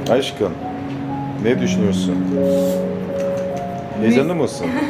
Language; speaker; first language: Turkish; non-native, learner; Korean